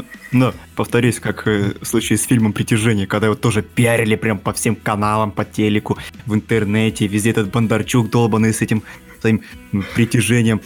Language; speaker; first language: Russian; native; Russian